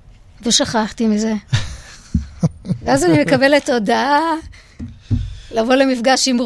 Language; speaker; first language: Hebrew; native; Hebrew